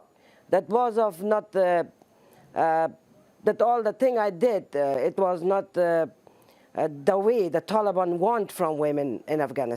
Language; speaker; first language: English; non-native, learner; Persian